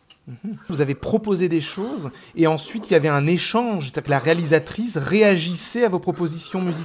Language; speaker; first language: French; native; French